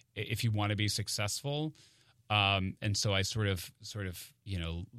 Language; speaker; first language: English; native; English